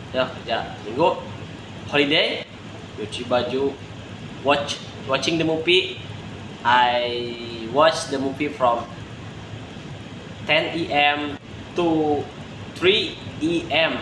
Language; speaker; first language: English; non-native, learner; Indonesian